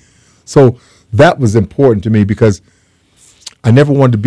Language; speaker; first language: English; native; English